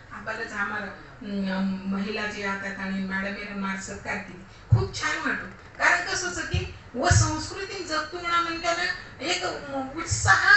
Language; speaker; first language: Marathi; non-native, local second language; Lambadi